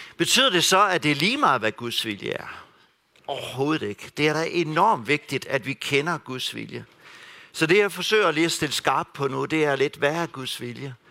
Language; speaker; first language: Danish; native; Danish